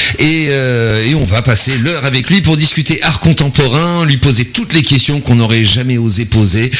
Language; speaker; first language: French; native; French